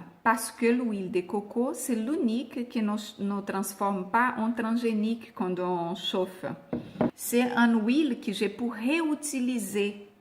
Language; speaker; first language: French; non-native, fluent; Portuguese